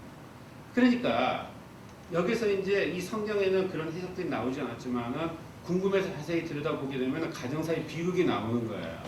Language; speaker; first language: Korean; native; Korean